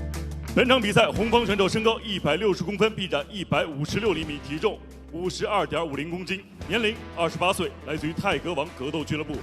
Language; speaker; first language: Chinese; native; Chinese